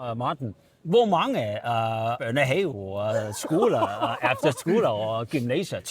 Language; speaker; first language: Danish; non-native, learner; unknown